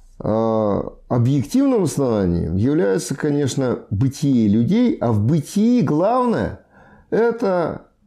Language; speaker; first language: Russian; native; Russian